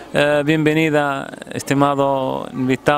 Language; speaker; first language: Spanish; non-native, fluent; Arabic